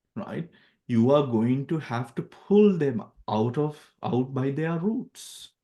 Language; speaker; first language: English; non-native, local second language; Sinhala